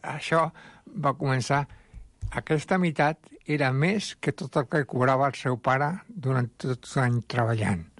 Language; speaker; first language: Catalan; early bilingual, other home language; Spanish